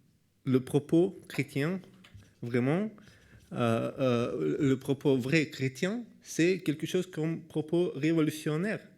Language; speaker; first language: French; non-native, learner; Russian